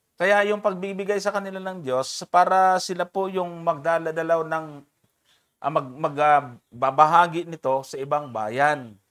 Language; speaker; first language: Filipino; native; Filipino